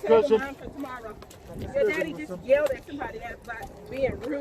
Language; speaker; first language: English; native; English